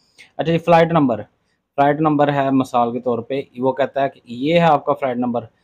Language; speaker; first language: Urdu; non-native, local second language; Punjabi